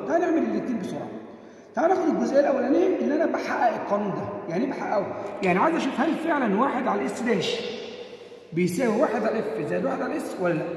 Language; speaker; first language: Arabic; native; Arabic